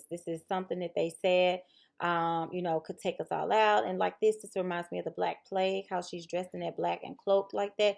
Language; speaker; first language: English; native; English